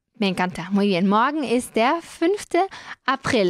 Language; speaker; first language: German; non-native, fluent; Spanish